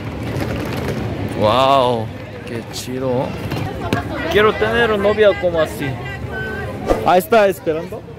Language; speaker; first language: Spanish; non-native, learner; Korean